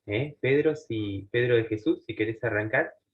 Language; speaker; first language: Spanish; native; Spanish